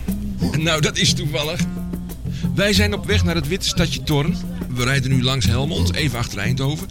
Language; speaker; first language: Dutch; native; Dutch